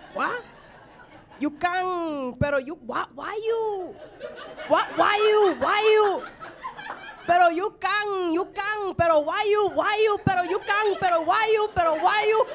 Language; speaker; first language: English; native; English